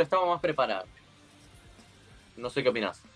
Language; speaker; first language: Spanish; native; Spanish